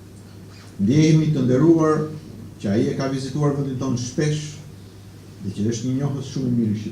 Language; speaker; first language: Albanian; native; Albanian